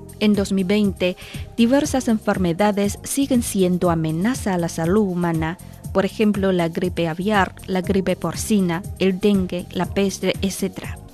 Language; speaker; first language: Spanish; non-native, fluent; Chinese